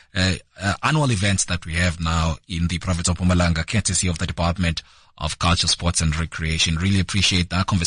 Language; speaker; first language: English; non-native, local second language; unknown